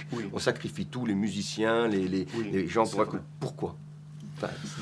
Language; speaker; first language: French; native; French